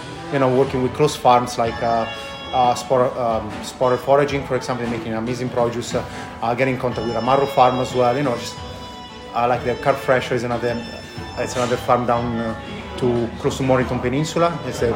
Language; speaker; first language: English; non-native, fluent; Italian